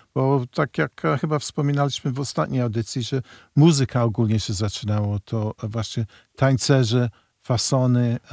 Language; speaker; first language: Polish; early bilingual, heritage; Polish